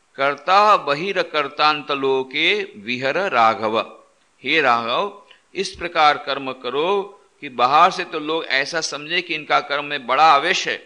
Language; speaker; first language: Hindi; non-native, local second language; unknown